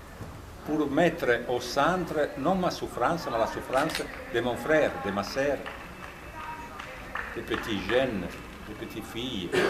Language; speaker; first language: French; non-native, fluent; Italian